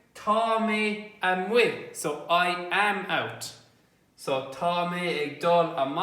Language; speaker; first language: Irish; non-native, local second language; English